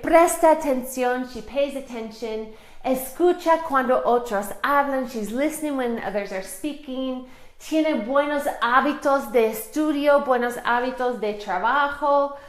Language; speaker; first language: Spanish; non-native, fluent; English